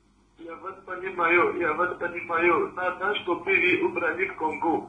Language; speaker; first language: Russian; non-native, learner; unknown